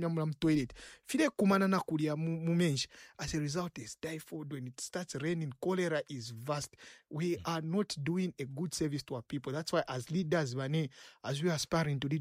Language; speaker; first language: English; non-native, local second language; Bemba